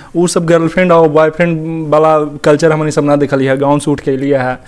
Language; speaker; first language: Hindi; native; Hindi